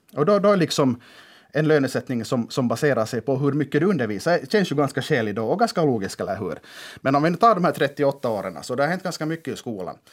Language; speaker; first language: Swedish; native; Swedish